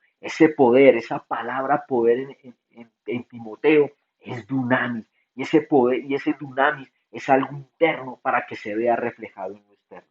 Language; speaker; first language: Spanish; native; Spanish